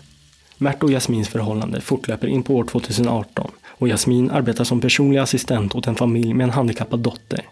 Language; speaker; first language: Swedish; native; Swedish